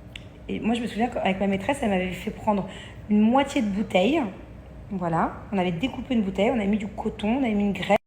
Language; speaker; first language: French; native; French